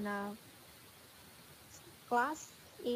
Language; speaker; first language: English; non-native, learner; Vietnamese